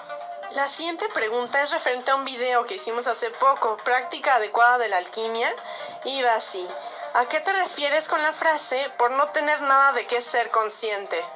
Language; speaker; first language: Spanish; native; Spanish